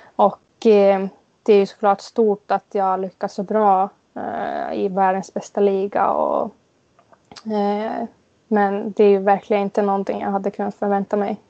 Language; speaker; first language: Swedish; non-native, local second language; Finnish